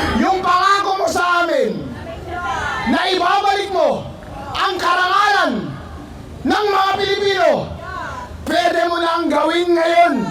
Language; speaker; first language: Filipino; non-native, local second language; Iloko